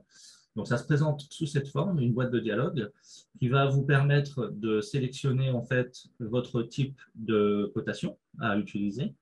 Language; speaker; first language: French; native; French